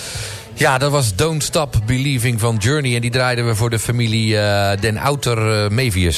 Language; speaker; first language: Dutch; native; Dutch